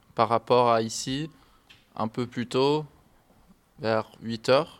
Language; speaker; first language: French; non-native, fluent; English